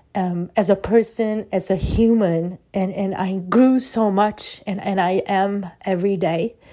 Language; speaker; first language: English; non-native, fluent; Portuguese